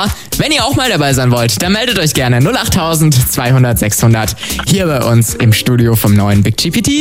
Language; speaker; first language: German; native; German